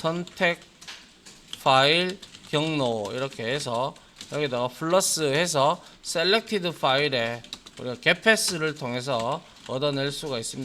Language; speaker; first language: Korean; native; Korean